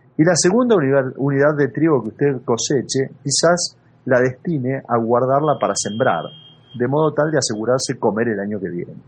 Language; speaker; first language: Spanish; native; Spanish